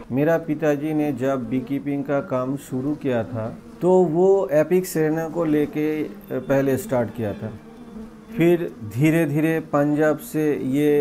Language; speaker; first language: Hindi; non-native, local second language; Bangla